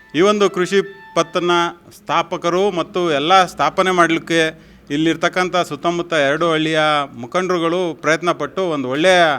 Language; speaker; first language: Kannada; native; Kannada